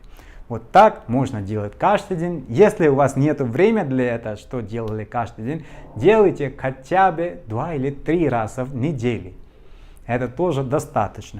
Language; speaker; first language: Russian; non-native, learner; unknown